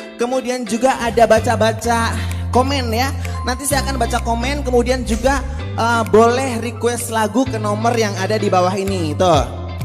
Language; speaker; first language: Indonesian; native; Indonesian